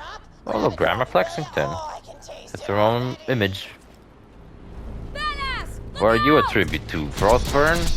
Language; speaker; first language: English; non-native, fluent; Polish